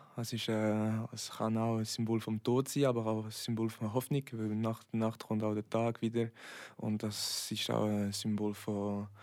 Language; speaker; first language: German; non-native, local second language; French